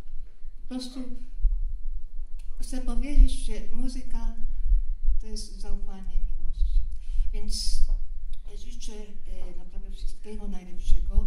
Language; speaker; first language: Polish; non-native, fluent; Japanese